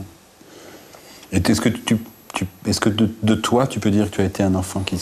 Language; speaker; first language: French; native; French